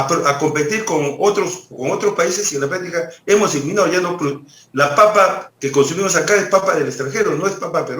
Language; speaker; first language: Spanish; native; Spanish